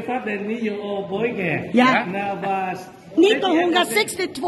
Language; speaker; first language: Swedish; non-native, learner; Vietnamese